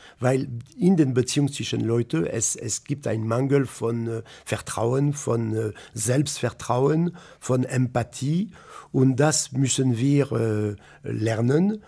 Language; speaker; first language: German; non-native, fluent; French